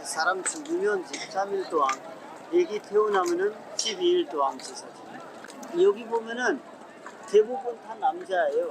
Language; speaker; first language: Korean; non-native, fluent; Hindi